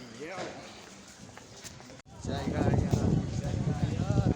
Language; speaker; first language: Hindi; non-native, local second language; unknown